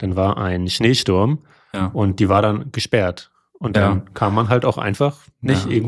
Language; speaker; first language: German; native; German